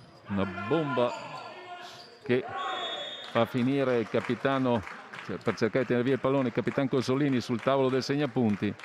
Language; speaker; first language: Italian; native; Italian